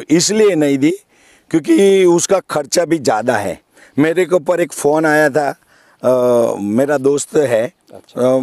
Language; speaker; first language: Hindi; non-native, local second language; Gujarati